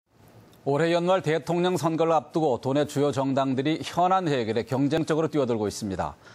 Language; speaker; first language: Korean; native; Korean